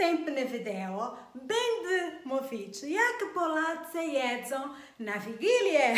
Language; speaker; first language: Polish; non-native, learner; Portuguese